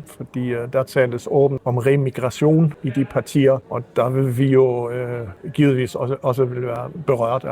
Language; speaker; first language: Danish; early bilingual, heritage; Danish